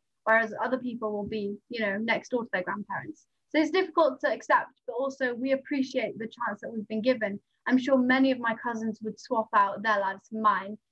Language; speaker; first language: English; non-native, local second language; Nepali